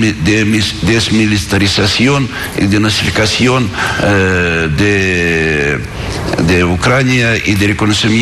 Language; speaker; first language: Spanish; non-native, fluent; Russian